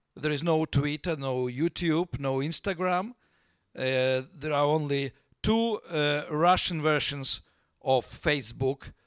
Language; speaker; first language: English; non-native, fluent; Russian